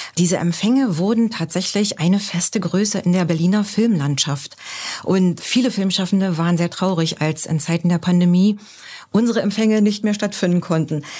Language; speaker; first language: German; native; German